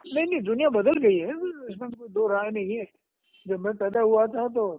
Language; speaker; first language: Hindi; native; Hindi